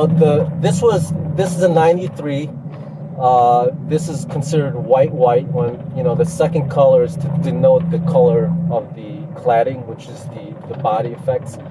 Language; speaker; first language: English; native; English